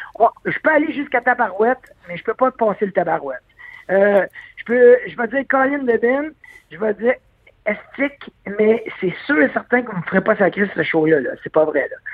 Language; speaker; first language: French; native; French